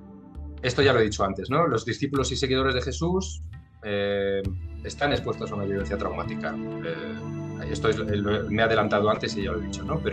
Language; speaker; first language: Spanish; native; Spanish